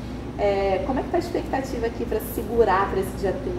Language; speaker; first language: Portuguese; native; Portuguese